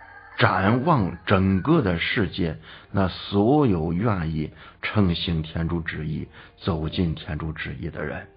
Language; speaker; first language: Chinese; native; Chinese